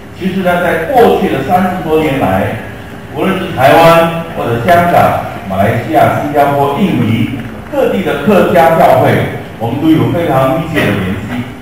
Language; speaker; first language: Chinese; non-native, local second language; Hakka Chinese